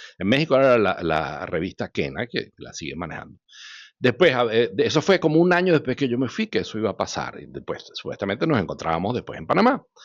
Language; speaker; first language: Spanish; early bilingual, other home language; Hebrew